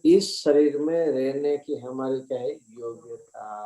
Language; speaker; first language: Hindi; non-native, local second language; Gujarati